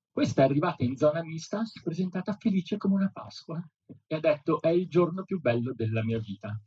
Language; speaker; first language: Italian; native; Italian